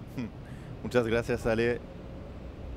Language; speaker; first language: Spanish; non-native, learner; French